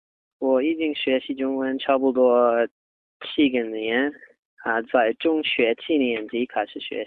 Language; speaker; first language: Chinese; non-native, learner; English